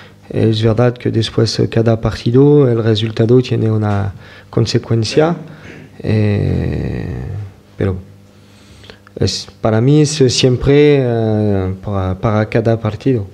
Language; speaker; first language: Spanish; non-native, fluent; French